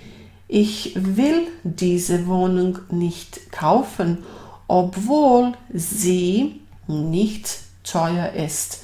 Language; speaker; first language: German; non-native, fluent; Bosnian